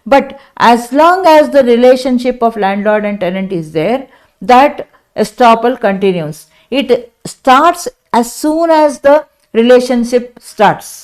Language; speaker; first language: English; non-native, local second language; Kannada